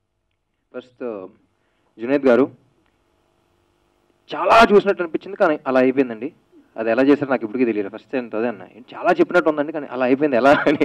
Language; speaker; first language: Telugu; native; Telugu